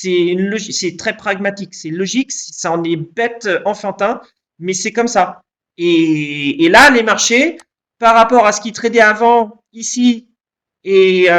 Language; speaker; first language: French; native; French